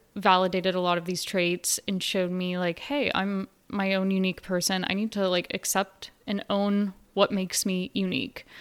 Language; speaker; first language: English; native; English